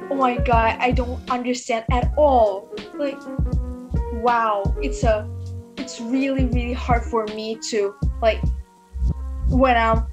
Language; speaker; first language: English; early bilingual, other home language; Indonesian